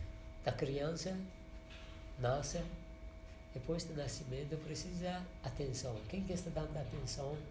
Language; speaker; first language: Portuguese; non-native, learner; Persian